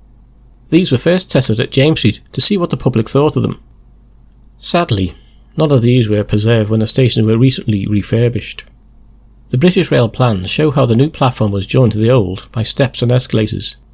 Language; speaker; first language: English; native; English